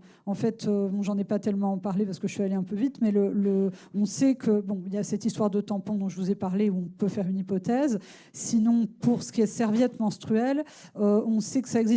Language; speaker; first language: French; native; French